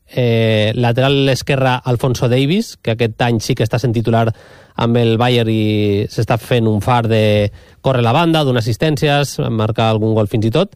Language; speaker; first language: Catalan; native; Catalan